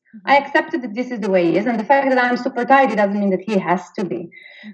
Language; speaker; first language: English; non-native, fluent; Hebrew